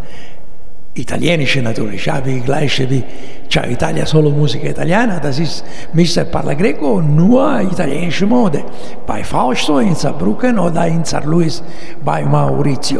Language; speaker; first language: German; non-native, learner; Italian